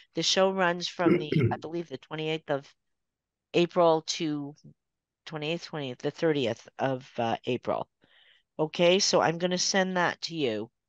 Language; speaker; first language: English; native; English